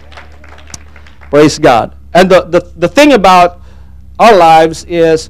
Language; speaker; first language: English; non-native, local second language; Filipino